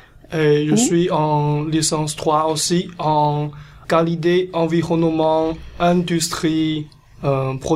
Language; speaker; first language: French; non-native, learner; Chinese